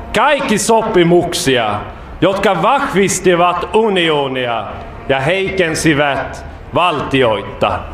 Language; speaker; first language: Finnish; non-native, fluent; Swedish